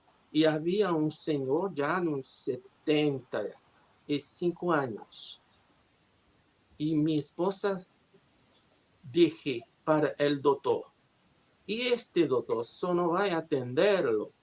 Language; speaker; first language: Spanish; non-native, learner; Portuguese